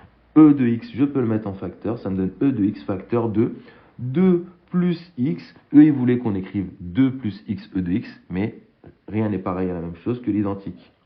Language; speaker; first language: French; native; French